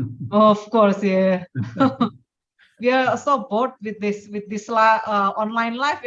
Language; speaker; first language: English; non-native, fluent; Indonesian